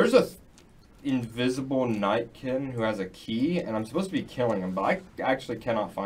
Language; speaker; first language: English; native; English